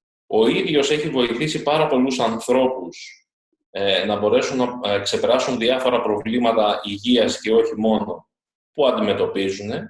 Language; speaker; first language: Greek; native; Greek